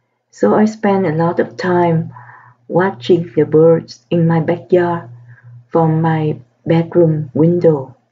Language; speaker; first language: English; non-native, fluent; Vietnamese